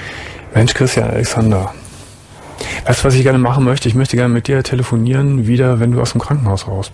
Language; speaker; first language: German; native; German